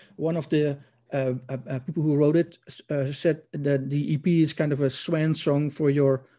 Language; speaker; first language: English; non-native, learner; Dutch